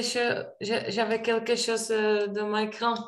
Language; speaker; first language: French; non-native, learner; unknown